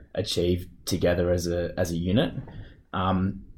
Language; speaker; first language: English; native; English